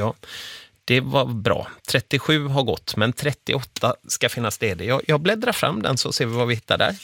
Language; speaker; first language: Swedish; native; Swedish